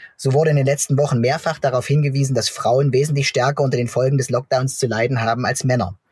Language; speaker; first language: German; native; German